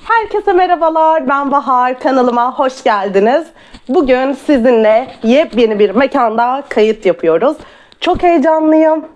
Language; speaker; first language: Turkish; native; Turkish